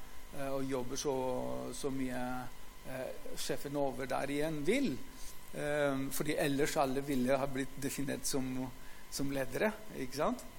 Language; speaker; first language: Norwegian; non-native, fluent; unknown